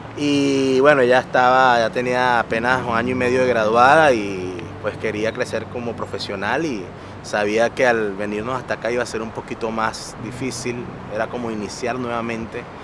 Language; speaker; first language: Spanish; native; Spanish